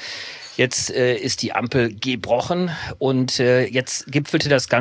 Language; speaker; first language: German; native; German